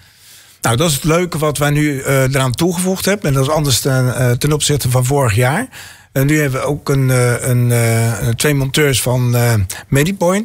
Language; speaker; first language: Dutch; native; Dutch